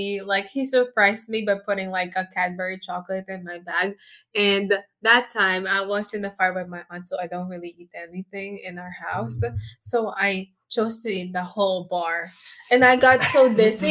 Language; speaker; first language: English; non-native, local second language; Filipino